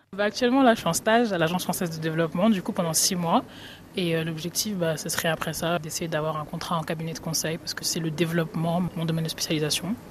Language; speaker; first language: French; non-native, local second language; Wolof